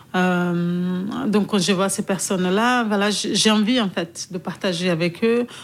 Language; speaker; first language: French; non-native, fluent; Portuguese